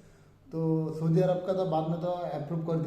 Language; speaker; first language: Hindi; non-native, learner; Bangla